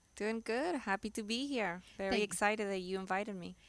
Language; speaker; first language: English; early bilingual, other home language; Spanish